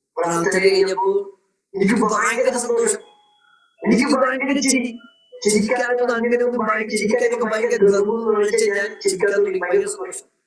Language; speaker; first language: Malayalam; non-native, local second language; Tamil